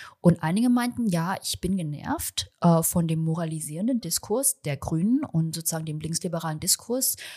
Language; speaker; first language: German; early bilingual, other home language; Chinese